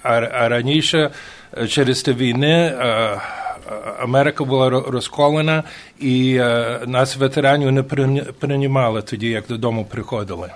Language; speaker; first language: Ukrainian; early bilingual, heritage; Ukrainian